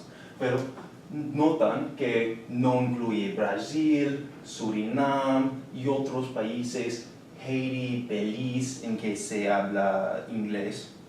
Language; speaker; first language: Spanish; non-native, learner; English